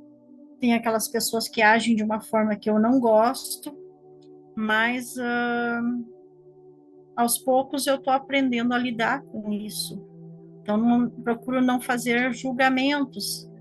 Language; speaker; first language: Portuguese; native; Portuguese